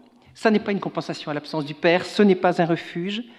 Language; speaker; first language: French; native; French